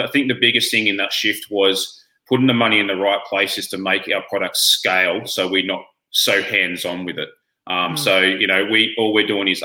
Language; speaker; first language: English; native; English